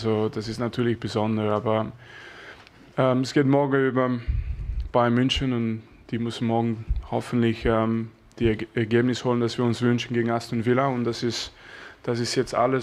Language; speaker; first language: German; non-native, fluent; French